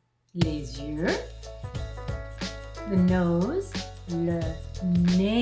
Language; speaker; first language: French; non-native, fluent; English